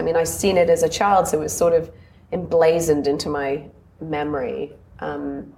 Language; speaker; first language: English; native; English